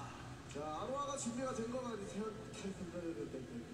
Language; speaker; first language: Korean; native; Korean